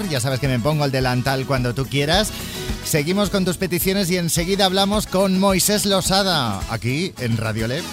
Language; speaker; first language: Spanish; native; Spanish